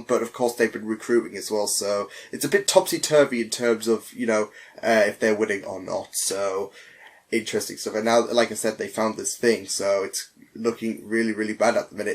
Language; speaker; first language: English; native; English